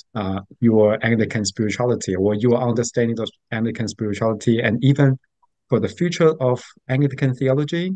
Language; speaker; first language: English; non-native, fluent; Chinese